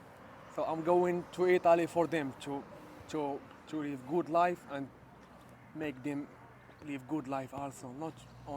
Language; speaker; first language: English; non-native, learner; Arabic